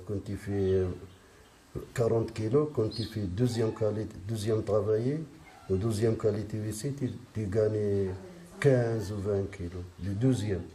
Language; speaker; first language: French; non-native, learner; Arabic